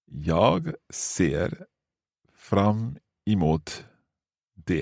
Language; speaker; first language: Swedish; non-native, learner; English